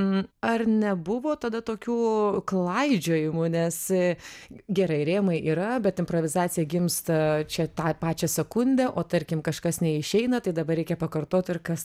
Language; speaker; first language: Lithuanian; native; Lithuanian